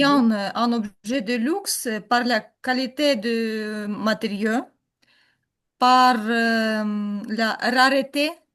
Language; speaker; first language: French; non-native, learner; Ukrainian